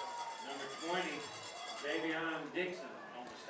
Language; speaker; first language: English; native; English